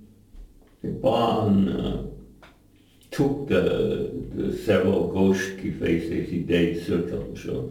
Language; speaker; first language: French; non-native, learner; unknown